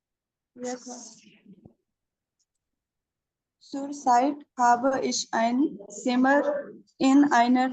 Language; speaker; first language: German; non-native, learner; Hindi